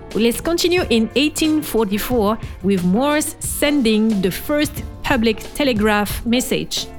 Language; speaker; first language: English; non-native, fluent; French